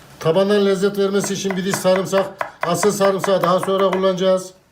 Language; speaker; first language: Turkish; native; Turkish